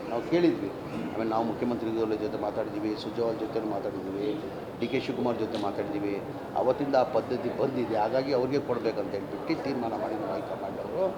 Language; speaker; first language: Kannada; non-native, local second language; Urdu